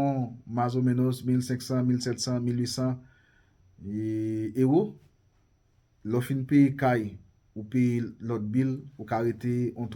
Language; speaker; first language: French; non-native, local second language; Haitian Creole